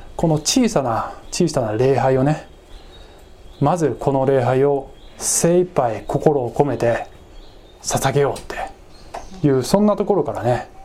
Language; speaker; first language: Japanese; native; Japanese